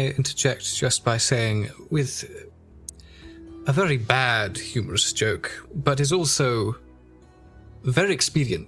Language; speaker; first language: English; native; English